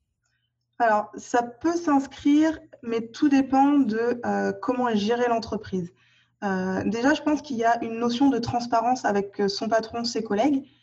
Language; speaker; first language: French; native; French